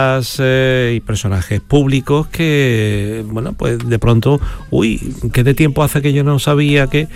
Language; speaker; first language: Spanish; native; Spanish